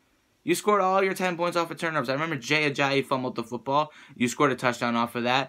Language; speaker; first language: English; native; English